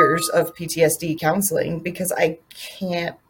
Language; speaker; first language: English; native; English